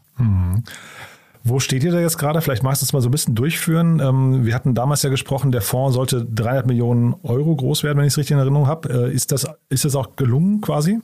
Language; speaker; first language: German; native; German